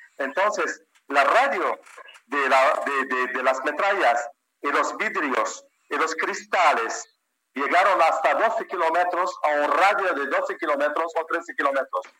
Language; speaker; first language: Spanish; non-native, fluent; Arabic